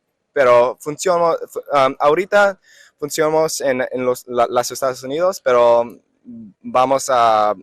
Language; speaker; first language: Spanish; non-native, learner; English